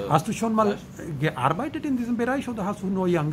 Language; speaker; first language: German; non-native, learner; Punjabi